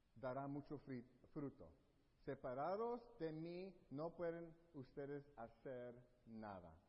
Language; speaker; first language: Spanish; early bilingual, heritage; Spanish